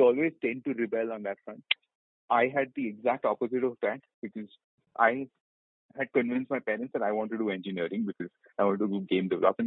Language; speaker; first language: English; non-native, local second language; Malayalam